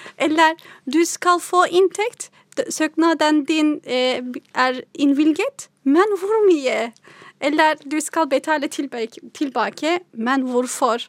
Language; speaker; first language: Norwegian; non-native, fluent; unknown